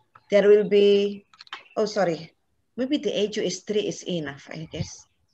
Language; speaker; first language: English; non-native, fluent; Indonesian